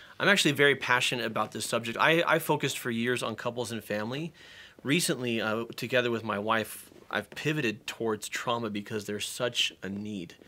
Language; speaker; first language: English; native; English